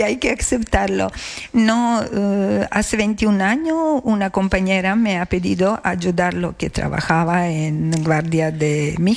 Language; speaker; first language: Spanish; non-native, learner; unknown